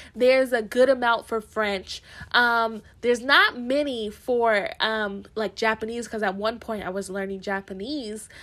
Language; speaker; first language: English; early bilingual, other home language; Haitian Creole